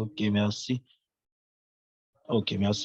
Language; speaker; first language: French; non-native, local second language; Haitian Creole